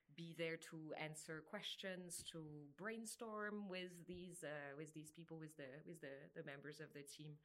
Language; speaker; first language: English; non-native, fluent; French